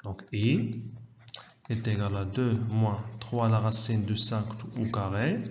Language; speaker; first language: French; non-native, local second language; Arabic